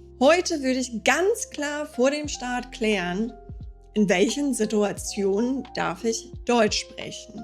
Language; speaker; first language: German; non-native, fluent; English